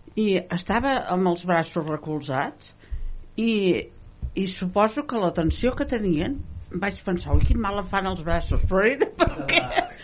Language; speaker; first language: Catalan; non-native, local second language; Spanish